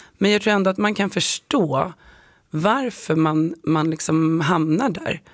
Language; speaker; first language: Swedish; native; Swedish